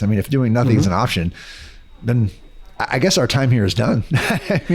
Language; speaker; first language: English; native; English